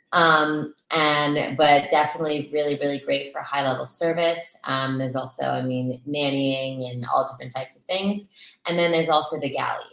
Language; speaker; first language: English; native; English